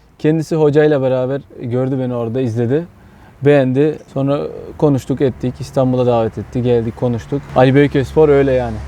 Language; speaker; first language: Turkish; early bilingual, heritage; Turkish